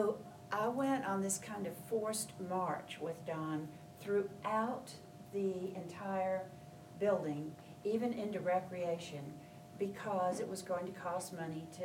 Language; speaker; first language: English; native; English